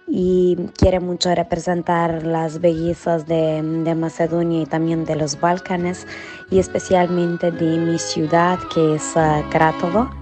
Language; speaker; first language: Spanish; non-native, fluent; Macedonian